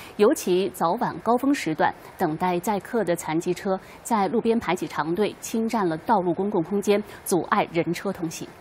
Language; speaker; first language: Chinese; native; Chinese